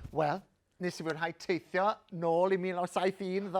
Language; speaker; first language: Welsh; native; Welsh